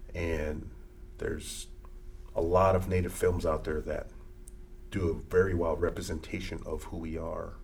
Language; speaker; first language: English; early bilingual, other home language; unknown